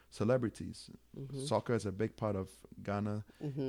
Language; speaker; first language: English; non-native, local second language; Akan